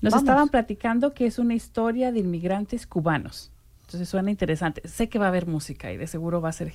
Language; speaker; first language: Spanish; native; Spanish